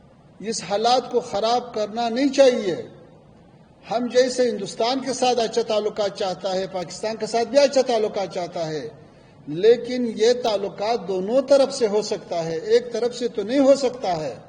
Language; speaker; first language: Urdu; non-native, fluent; Pashto